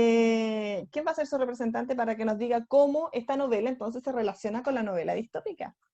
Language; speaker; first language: Spanish; native; Spanish